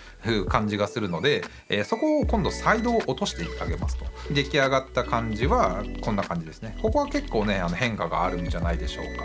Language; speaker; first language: Japanese; native; Japanese